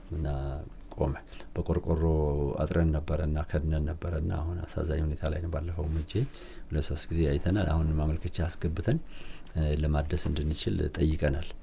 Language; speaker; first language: Amharic; non-native, local second language; Wolaytta